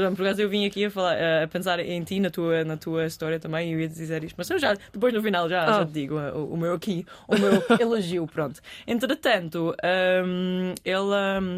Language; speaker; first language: Portuguese; early bilingual, other home language; Danish